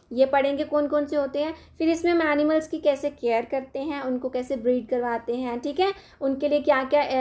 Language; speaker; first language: Hindi; non-native, local second language; Dogri